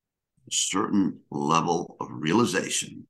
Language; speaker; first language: English; native; English